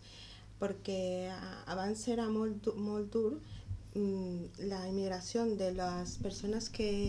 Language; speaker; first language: Catalan; non-native, learner; Spanish